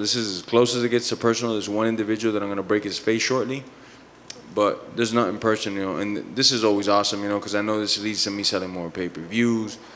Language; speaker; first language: English; native; English